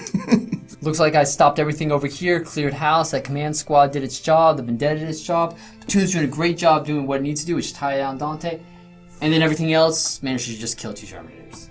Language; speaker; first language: English; native; English